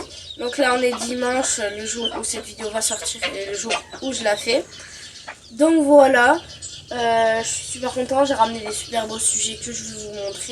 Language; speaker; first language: French; native; French